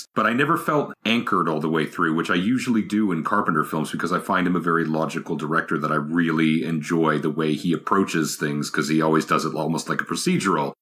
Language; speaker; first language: English; native; English